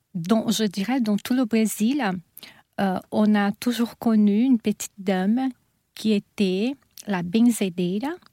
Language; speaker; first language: French; non-native, fluent; Portuguese